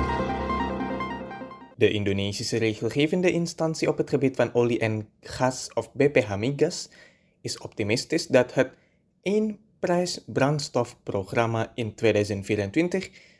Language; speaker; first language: Dutch; non-native, fluent; Indonesian